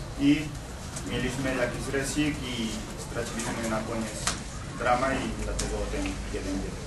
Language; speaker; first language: Polish; non-native, learner; Spanish